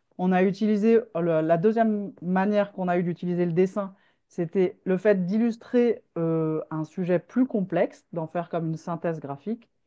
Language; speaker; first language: French; native; French